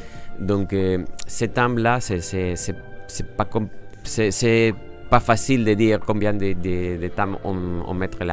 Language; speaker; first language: French; non-native, fluent; Spanish